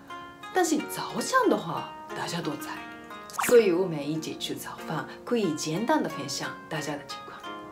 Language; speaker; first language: Chinese; non-native, fluent; Japanese